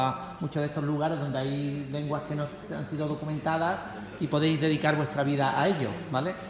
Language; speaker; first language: Spanish; native; Spanish